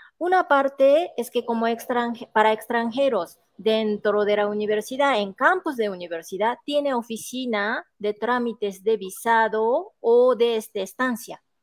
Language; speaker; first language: Spanish; non-native, fluent; Japanese